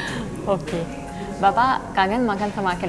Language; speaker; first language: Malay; non-native, fluent; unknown